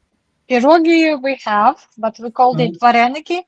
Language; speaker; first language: English; non-native, learner; Ukrainian